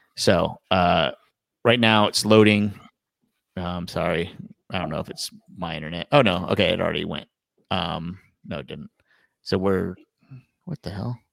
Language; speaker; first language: English; native; English